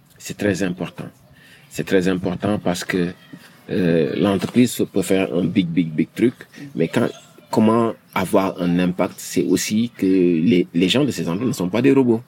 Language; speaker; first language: French; non-native, local second language; Wolof